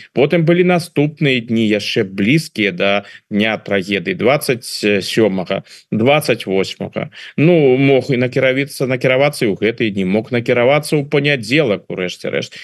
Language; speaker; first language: Belarusian; non-native, local second language; Russian